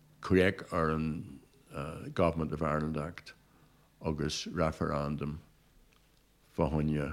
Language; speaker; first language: Irish; non-native, local second language; English